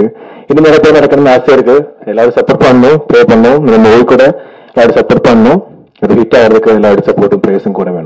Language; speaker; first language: Tamil; non-native, learner; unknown